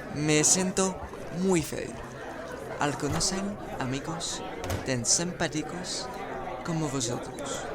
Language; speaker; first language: Spanish; non-native, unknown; French